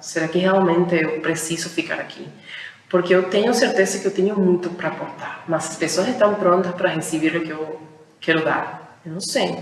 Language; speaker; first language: Portuguese; non-native, fluent; Spanish